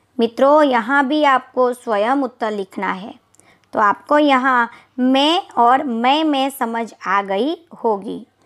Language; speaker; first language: Hindi; non-native, local second language; Gujarati